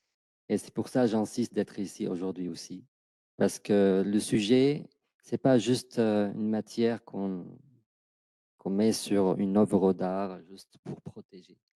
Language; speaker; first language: French; non-native, fluent; Arabic